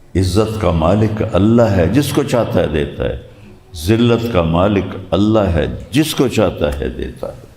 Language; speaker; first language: Urdu; non-native, local second language; Punjabi